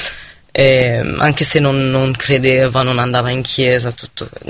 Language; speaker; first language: Italian; non-native, fluent; Arabic